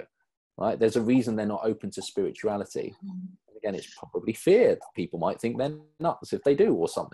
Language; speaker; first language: English; native; English